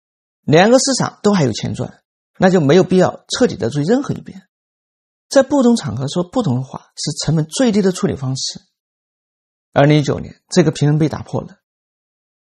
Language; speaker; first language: Chinese; native; Chinese